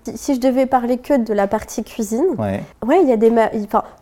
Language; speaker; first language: French; native; French